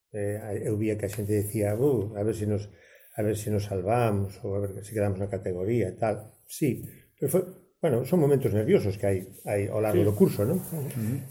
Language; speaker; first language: Galician; native; Galician